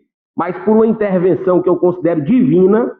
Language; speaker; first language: Portuguese; native; Portuguese